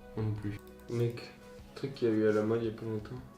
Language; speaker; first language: French; native; French